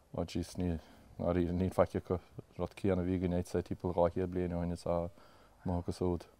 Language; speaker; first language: Irish; native; Irish